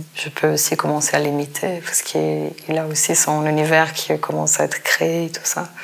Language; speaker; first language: French; non-native, fluent; Portuguese